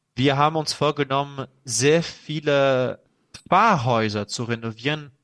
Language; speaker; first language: German; non-native, fluent; French